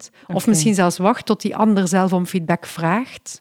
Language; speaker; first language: Dutch; native; Dutch